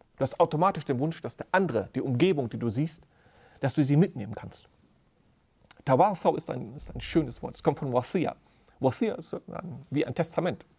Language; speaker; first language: German; native; German